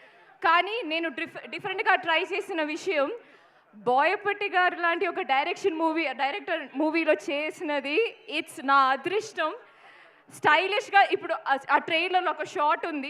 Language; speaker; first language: Telugu; non-native, fluent; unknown